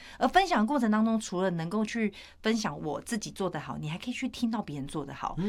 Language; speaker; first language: Chinese; native; Chinese